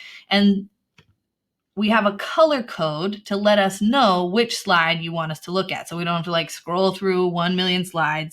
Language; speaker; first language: English; native; English